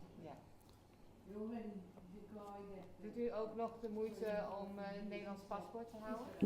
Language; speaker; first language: Dutch; native; Dutch